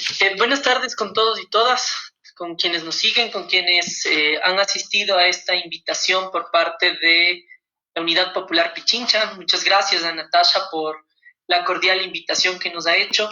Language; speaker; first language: Spanish; native; Spanish